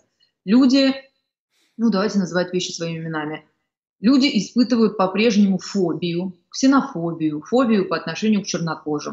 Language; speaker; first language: Russian; native; Russian